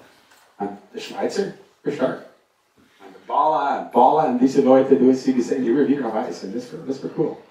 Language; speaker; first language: German; non-native, fluent; English